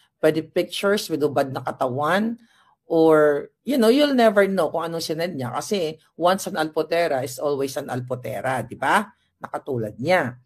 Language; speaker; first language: Filipino; non-native, local second language; Hiligaynon